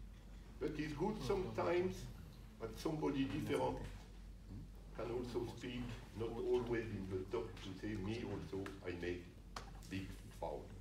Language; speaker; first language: English; non-native, learner; French